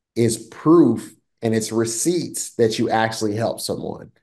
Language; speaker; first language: English; native; English